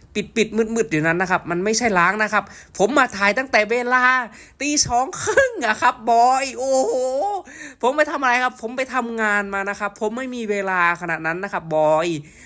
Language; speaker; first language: Thai; native; Thai